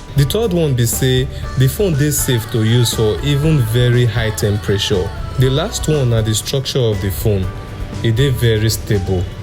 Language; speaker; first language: Nigerian Pidgin; native; Nigerian Pidgin